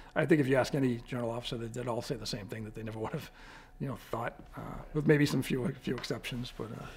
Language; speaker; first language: English; native; English